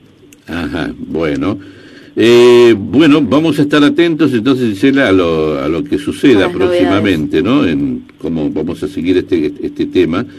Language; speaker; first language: Spanish; native; Spanish